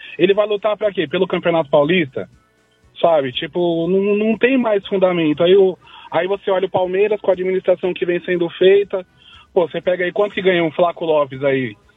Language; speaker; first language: Portuguese; native; Portuguese